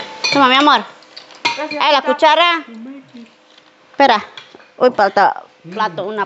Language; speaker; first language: Spanish; non-native, learner; Indonesian